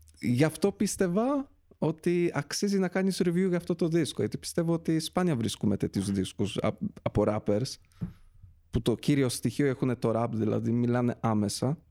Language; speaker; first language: Greek; early bilingual, other home language; Polish